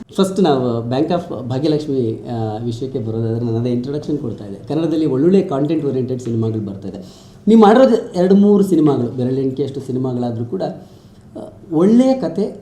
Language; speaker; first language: Kannada; native; Kannada